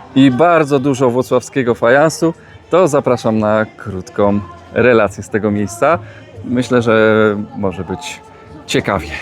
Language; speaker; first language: Polish; native; Polish